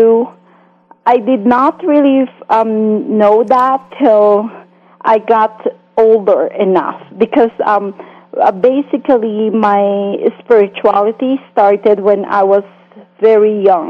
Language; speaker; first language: English; non-native, local second language; Filipino